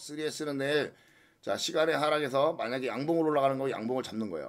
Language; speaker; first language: Korean; native; Korean